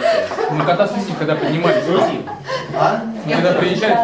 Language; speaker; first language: Russian; native; Russian